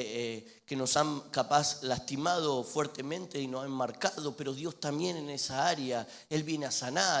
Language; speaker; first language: Spanish; native; Spanish